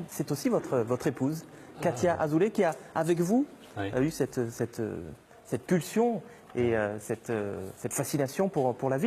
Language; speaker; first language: French; native; French